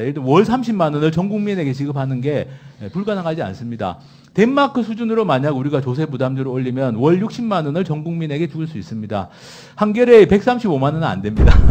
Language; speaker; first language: Korean; native; Korean